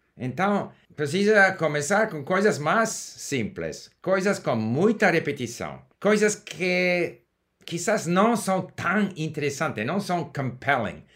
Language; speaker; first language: Portuguese; non-native, learner; English